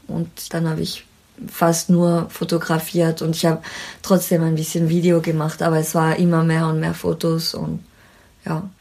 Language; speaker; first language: German; non-native, fluent; French